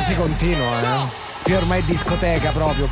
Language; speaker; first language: Italian; native; Italian